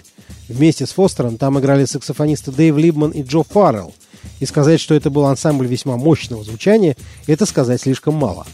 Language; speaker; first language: Russian; native; Russian